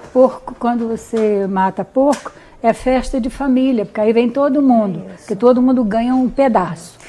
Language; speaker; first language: Portuguese; early bilingual, other home language; Hungarian